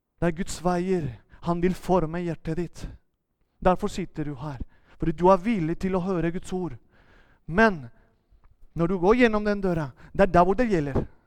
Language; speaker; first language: Norwegian; non-native, fluent; Spanish